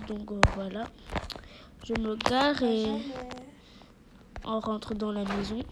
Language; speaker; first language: French; native; French